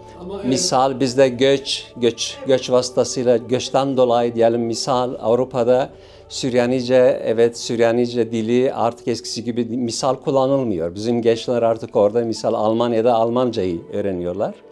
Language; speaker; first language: Turkish; non-native, local second language; Syriac